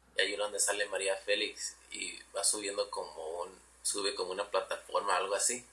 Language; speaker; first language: Spanish; early bilingual, heritage; Spanish